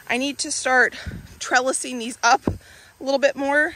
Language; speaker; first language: English; native; English